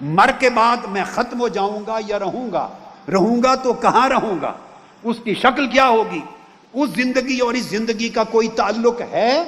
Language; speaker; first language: Urdu; non-native, local second language; Punjabi